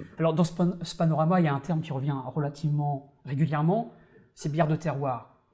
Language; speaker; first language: French; native; French